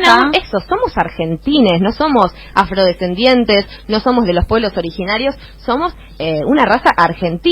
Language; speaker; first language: Spanish; native; Spanish